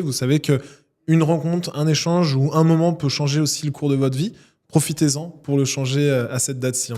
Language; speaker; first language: French; native; French